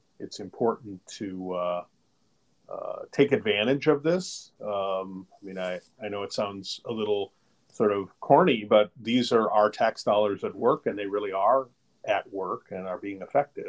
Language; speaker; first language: English; native; English